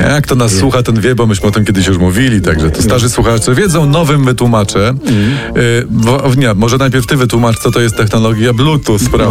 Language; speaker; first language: Polish; native; Polish